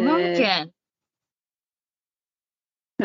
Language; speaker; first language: Arabic; non-native, learner; English